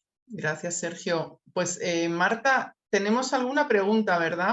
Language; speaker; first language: Spanish; native; Spanish